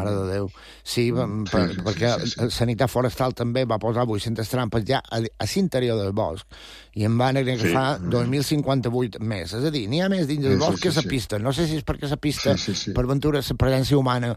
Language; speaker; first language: Catalan; native; Catalan